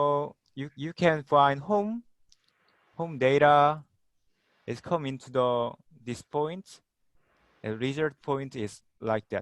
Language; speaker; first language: English; non-native, learner; Korean